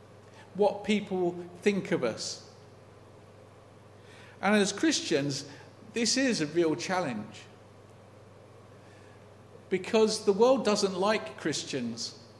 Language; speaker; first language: English; native; English